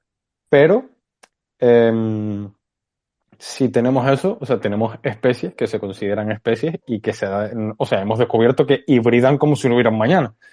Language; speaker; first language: Spanish; native; Spanish